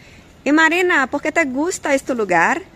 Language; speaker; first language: Spanish; non-native, learner; Portuguese